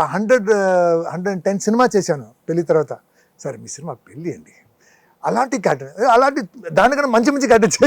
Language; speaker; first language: Telugu; non-native, local second language; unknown